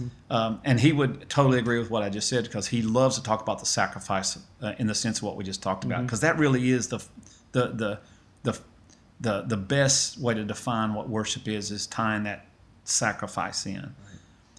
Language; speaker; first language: English; native; English